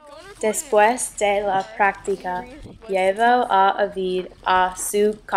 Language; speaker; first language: Spanish; non-native, learner; English